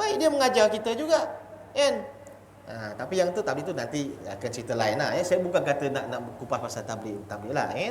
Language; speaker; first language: Malay; non-native, local second language; Chinese